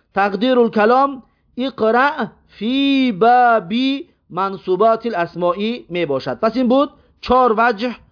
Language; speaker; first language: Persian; native; Persian